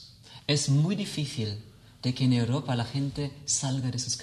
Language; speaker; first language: Spanish; non-native, fluent; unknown